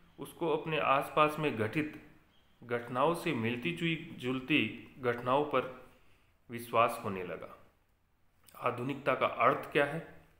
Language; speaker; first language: Hindi; native; Hindi